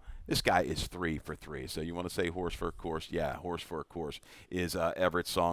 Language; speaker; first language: English; native; English